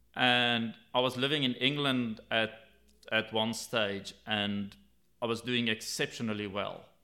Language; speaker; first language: English; native; English